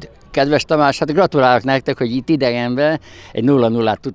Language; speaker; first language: Hungarian; native; Hungarian